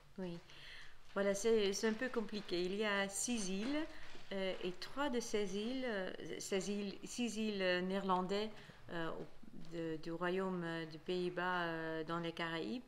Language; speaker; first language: French; non-native, fluent; Dutch